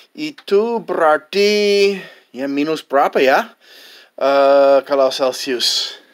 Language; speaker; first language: Indonesian; non-native, fluent; English